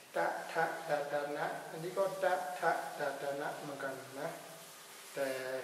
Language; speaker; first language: Thai; non-native, fluent; Burmese